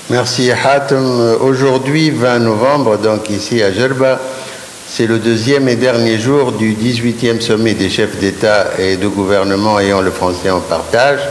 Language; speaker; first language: French; non-native, local second language; Arabic